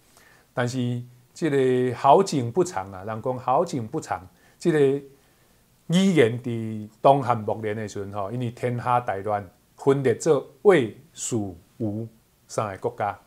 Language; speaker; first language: Chinese; non-native, local second language; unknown